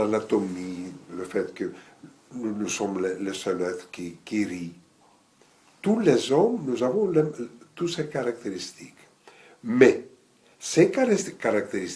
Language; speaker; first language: French; non-native, fluent; Greek